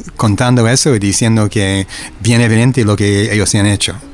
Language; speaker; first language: Spanish; non-native, fluent; English